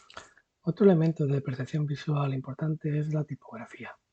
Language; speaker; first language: Spanish; native; Spanish